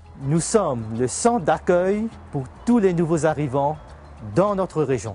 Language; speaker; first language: French; native; French